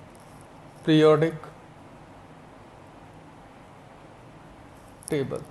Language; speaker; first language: Hindi; native; Hindi